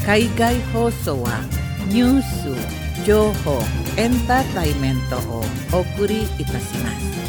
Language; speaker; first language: Japanese; non-native, fluent; Indonesian